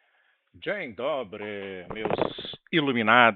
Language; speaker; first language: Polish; non-native, learner; Portuguese